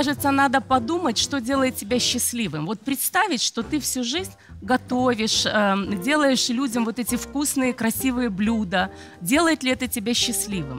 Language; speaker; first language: Russian; native; Russian